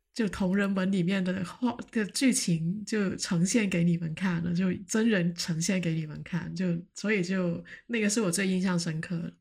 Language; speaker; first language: Chinese; non-native, local second language; Cantonese